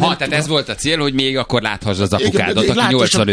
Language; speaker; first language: Hungarian; native; Hungarian